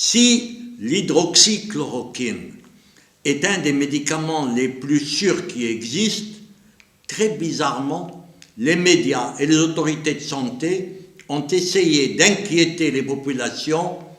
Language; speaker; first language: French; native; French